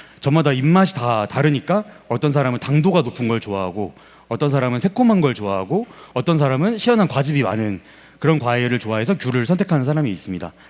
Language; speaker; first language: Korean; native; Korean